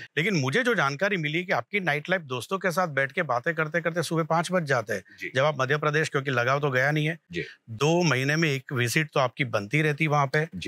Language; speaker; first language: Hindi; non-native, local second language; Gujarati